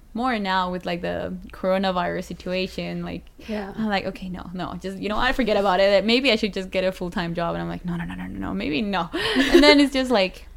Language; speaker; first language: English; non-native, fluent; Spanish